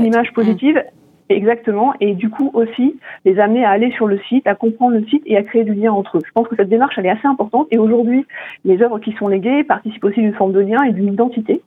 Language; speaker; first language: French; native; French